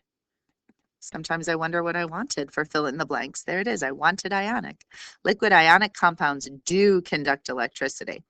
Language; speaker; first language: English; native; English